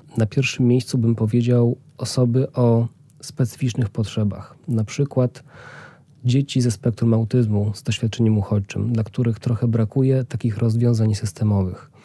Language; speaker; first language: Polish; native; Polish